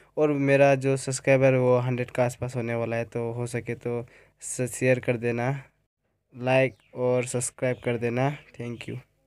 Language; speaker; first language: Hindi; non-native, local second language; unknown